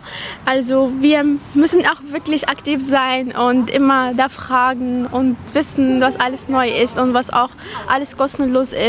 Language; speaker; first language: German; non-native, fluent; Arabic